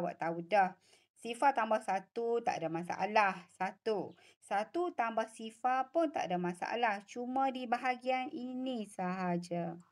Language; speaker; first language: Malay; native; Malay